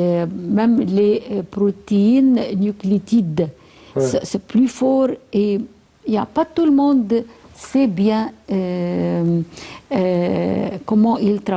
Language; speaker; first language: French; non-native, fluent; Arabic